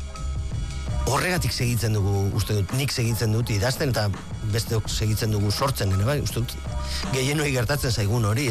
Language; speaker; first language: Basque; native; Basque